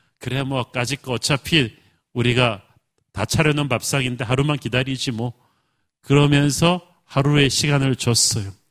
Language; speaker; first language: Korean; native; Korean